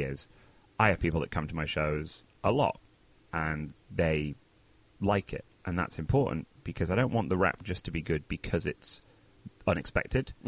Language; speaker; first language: English; native; English